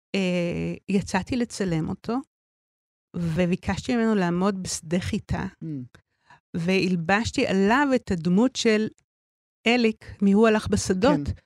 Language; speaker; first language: Hebrew; native; Hebrew